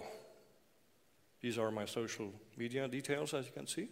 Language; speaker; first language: English; non-native, fluent; Dutch